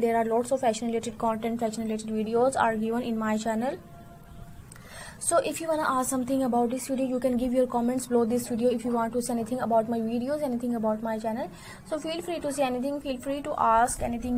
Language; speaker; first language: English; non-native, local second language; Urdu